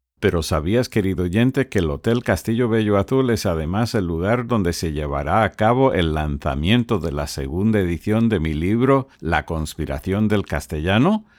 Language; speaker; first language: Spanish; non-native, fluent; English